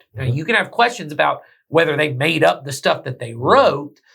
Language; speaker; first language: English; native; English